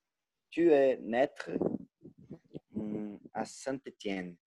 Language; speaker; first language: French; non-native, learner; Portuguese